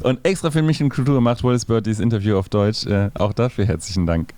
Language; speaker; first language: German; native; German